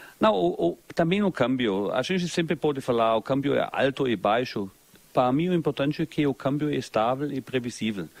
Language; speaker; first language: Portuguese; non-native, fluent; German